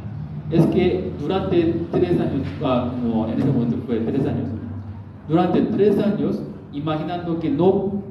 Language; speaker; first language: Spanish; non-native, learner; Korean